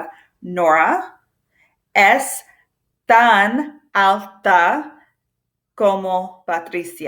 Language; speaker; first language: Spanish; non-native, fluent; English